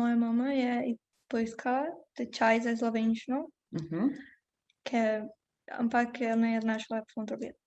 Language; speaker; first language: Slovenian; non-native, learner; Portuguese